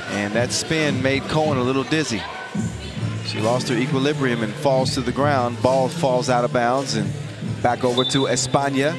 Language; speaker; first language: English; native; English